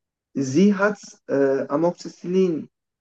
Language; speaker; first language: German; non-native, fluent; Turkish